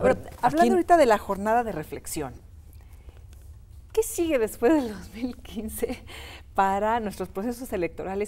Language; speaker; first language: Spanish; native; Spanish